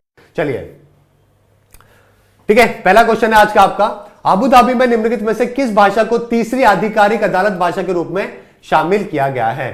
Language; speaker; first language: Hindi; native; Hindi